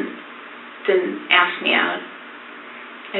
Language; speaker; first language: English; native; English